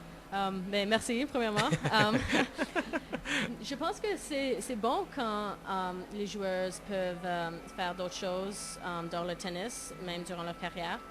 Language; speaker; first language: French; non-native, local second language; English